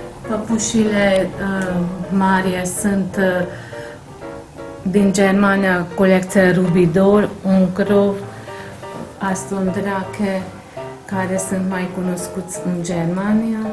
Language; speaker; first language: Romanian; non-native, local second language; Hungarian